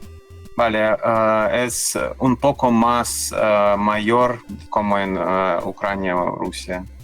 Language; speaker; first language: Spanish; non-native, learner; Russian